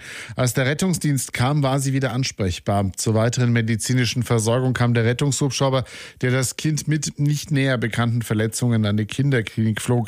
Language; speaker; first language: German; native; German